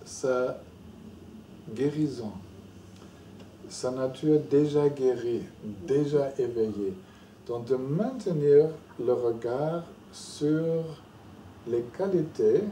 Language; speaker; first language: French; non-native, fluent; German